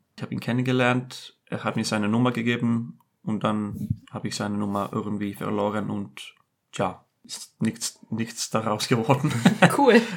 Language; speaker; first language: German; non-native, fluent; Icelandic